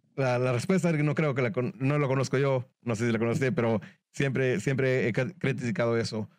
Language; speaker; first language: Spanish; early bilingual, heritage; Spanish